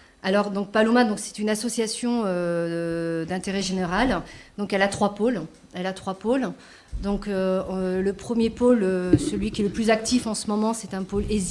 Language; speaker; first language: French; native; French